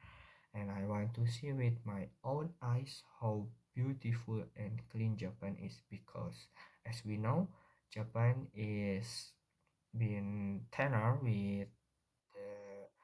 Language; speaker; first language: English; non-native, learner; Indonesian